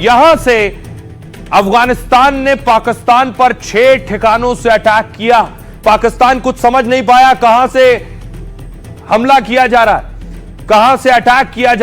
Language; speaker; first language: Hindi; native; Hindi